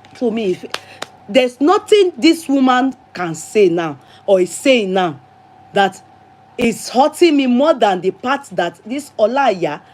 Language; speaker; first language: English; non-native, local second language; Yoruba